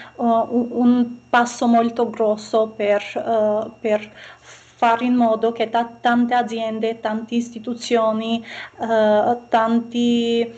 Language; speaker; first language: Italian; non-native, fluent; Albanian